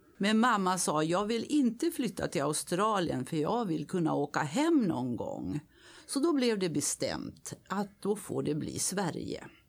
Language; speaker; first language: Swedish; native; Swedish